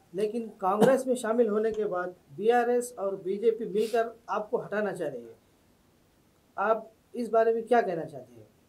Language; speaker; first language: Hindi; non-native, local second language; Urdu